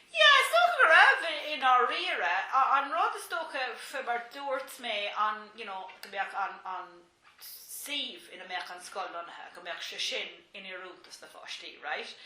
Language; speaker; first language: Irish; non-native, local second language; English